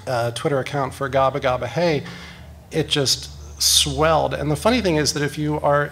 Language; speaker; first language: English; native; English